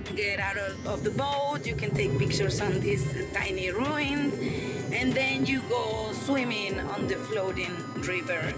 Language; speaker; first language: English; non-native, fluent; Spanish